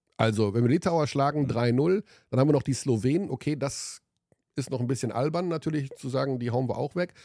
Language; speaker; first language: German; native; German